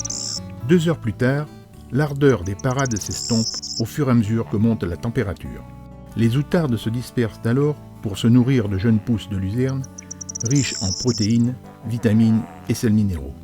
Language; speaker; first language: French; native; French